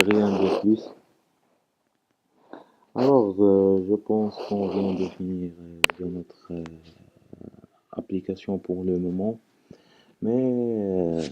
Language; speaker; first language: French; non-native, local second language; Arabic